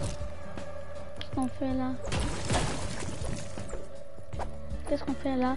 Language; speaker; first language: French; native; French